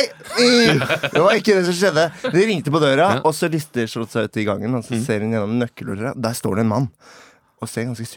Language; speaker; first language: Norwegian; native; Norwegian